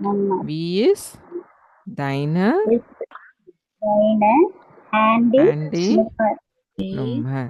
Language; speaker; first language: German; non-native, learner; Tamil